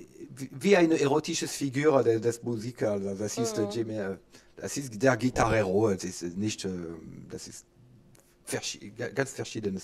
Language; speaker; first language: German; non-native, learner; French